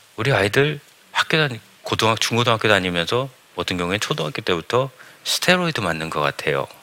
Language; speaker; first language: Korean; early bilingual, heritage; Korean